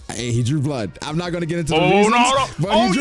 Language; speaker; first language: English; native; English